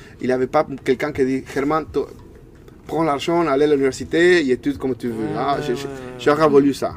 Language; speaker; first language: French; non-native, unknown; Spanish